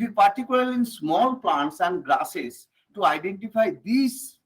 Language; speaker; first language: English; non-native, local second language; Bangla